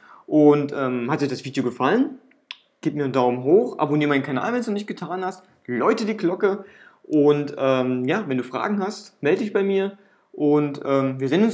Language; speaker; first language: German; native; German